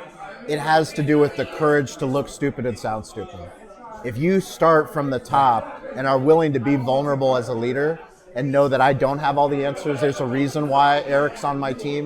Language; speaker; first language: English; native; English